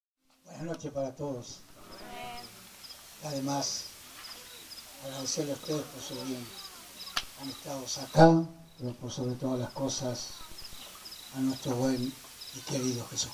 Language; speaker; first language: Spanish; native; Spanish